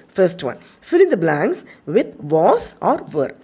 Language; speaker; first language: English; non-native, local second language; Tamil